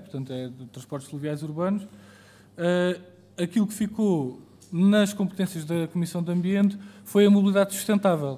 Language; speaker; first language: Portuguese; native; Portuguese